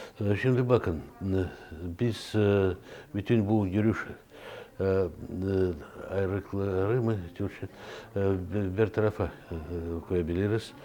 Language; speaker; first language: Turkish; non-native, fluent; Russian